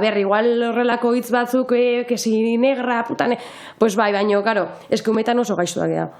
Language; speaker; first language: Basque; non-native, local second language; Spanish